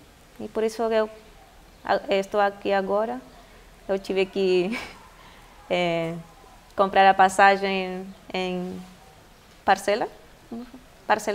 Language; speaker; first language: Portuguese; non-native, fluent; Spanish